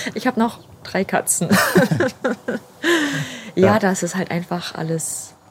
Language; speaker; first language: German; native; German